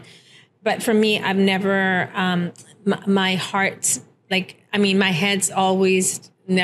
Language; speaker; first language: English; early bilingual, other home language; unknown